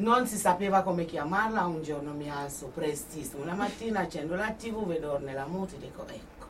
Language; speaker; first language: Italian; non-native, fluent; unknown